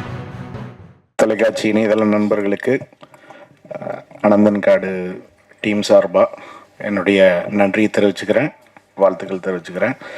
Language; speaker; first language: Tamil; native; Tamil